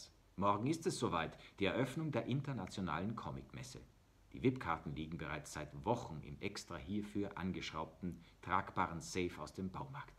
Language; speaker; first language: German; native; German